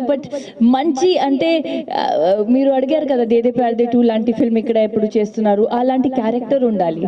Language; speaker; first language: Telugu; non-native, local second language; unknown